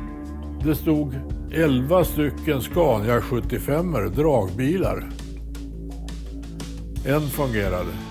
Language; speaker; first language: Swedish; native; Swedish